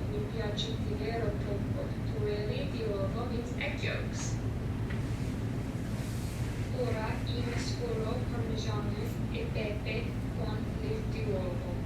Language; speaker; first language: Italian; non-native, learner; English